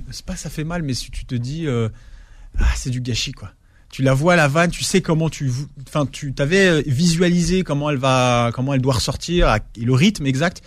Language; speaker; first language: French; native; French